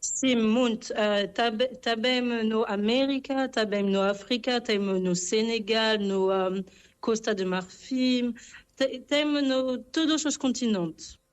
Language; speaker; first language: Portuguese; non-native, fluent; French